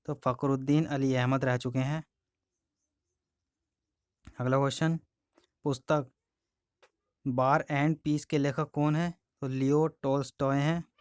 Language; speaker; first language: Hindi; native; Hindi